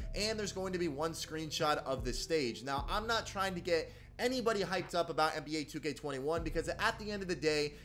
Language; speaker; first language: English; native; English